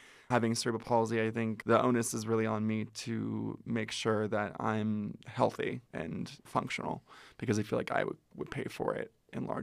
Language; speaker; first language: English; native; English